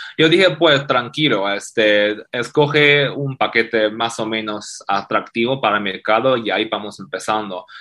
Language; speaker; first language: Spanish; non-native, fluent; Chinese